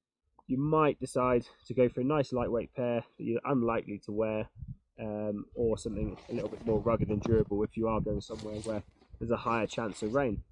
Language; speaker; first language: English; native; English